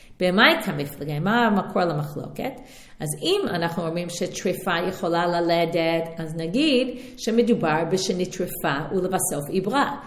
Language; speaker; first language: Hebrew; non-native, fluent; English